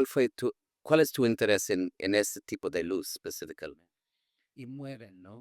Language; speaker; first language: Spanish; non-native, fluent; English